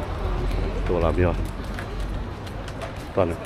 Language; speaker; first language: Finnish; non-native, learner; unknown